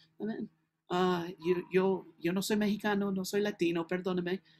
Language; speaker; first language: Spanish; non-native, learner; English